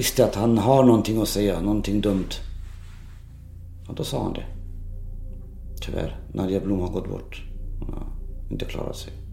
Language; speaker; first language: Swedish; early bilingual, other home language; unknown